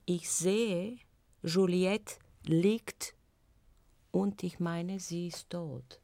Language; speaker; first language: German; non-native, fluent; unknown